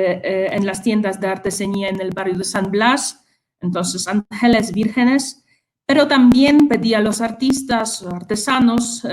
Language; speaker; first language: Spanish; non-native, fluent; Polish